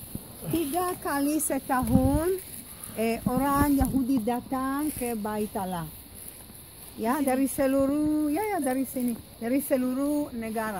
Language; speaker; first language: Indonesian; non-native, fluent; Hebrew